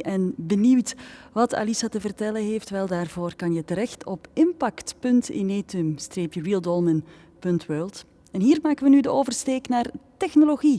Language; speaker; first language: Dutch; native; Dutch